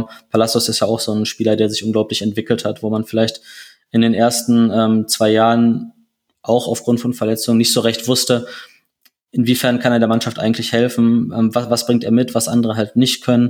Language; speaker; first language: German; native; German